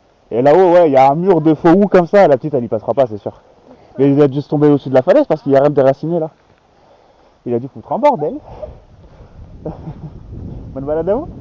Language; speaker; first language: French; native; French